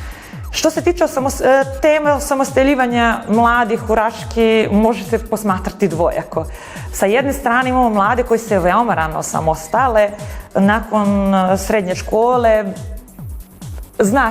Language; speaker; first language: Bosnian; native; Bosnian